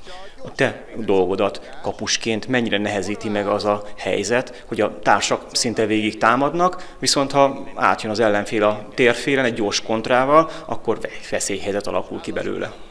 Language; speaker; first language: Hungarian; native; Hungarian